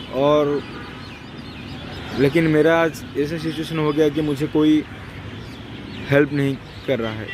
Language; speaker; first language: Hindi; non-native, local second language; Odia